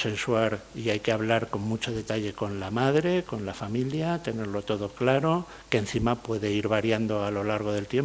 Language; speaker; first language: Spanish; native; Spanish